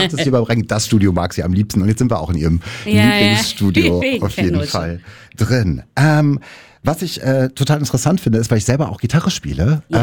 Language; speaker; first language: German; native; German